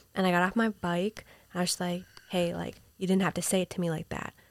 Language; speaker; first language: English; native; English